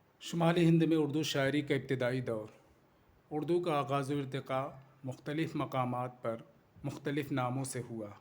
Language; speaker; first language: Urdu; native; Urdu